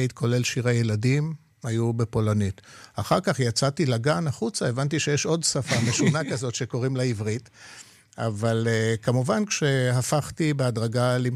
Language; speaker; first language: Hebrew; non-native, local second language; Polish